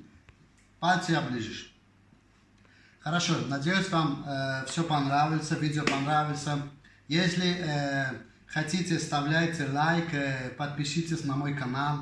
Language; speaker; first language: Russian; non-native, fluent; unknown